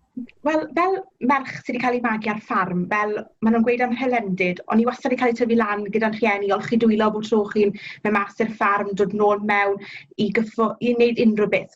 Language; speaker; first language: Welsh; native; Welsh